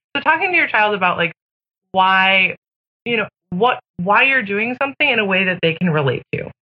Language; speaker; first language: English; native; English